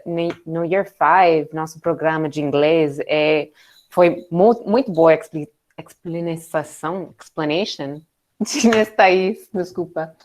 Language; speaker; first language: Portuguese; non-native, learner; English